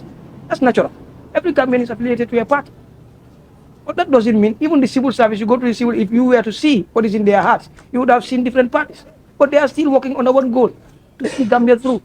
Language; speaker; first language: English; non-native, local second language; Fula